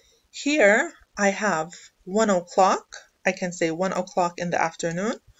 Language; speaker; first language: English; non-native, fluent; Arabic